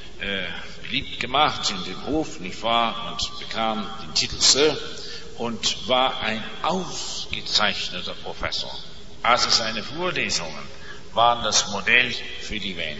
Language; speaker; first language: German; non-native, fluent; English